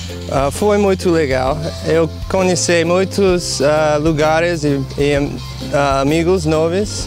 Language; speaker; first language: Portuguese; non-native, learner; English